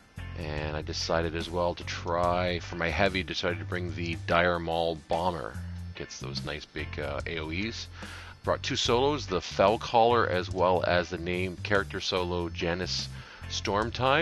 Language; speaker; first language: English; native; English